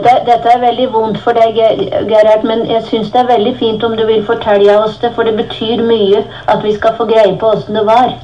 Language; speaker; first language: Norwegian; native; Norwegian